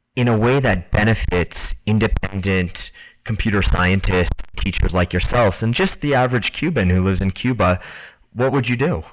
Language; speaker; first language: English; native; English